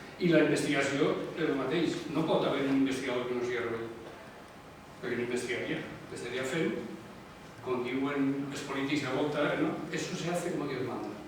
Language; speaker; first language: Catalan; non-native, local second language; Spanish